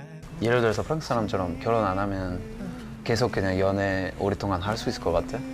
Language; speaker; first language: Korean; non-native, local second language; French